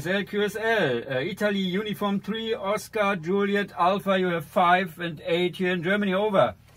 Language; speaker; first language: English; non-native, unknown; German